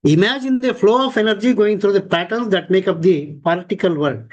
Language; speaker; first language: English; non-native, local second language; Kannada